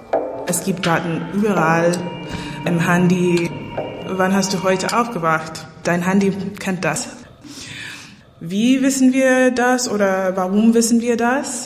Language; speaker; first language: German; non-native, learner; English